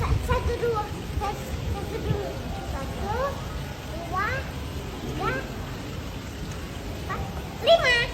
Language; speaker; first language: Indonesian; non-native, learner; Dutch